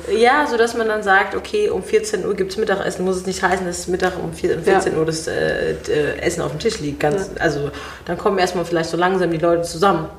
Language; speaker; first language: German; native; German